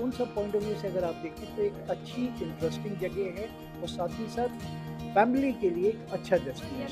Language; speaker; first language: Hindi; native; Hindi